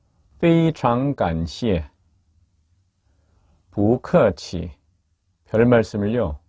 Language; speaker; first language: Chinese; non-native, fluent; Korean